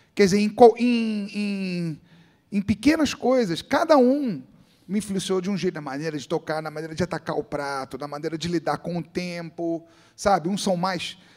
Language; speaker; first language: Portuguese; native; Portuguese